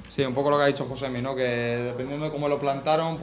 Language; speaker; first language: Spanish; native; Spanish